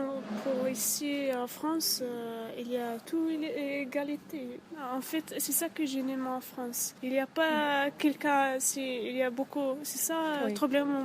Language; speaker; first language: French; non-native, learner; Arabic